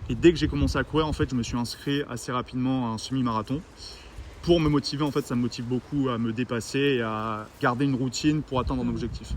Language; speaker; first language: French; native; French